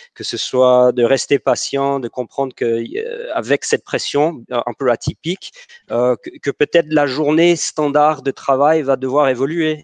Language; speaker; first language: French; non-native, fluent; English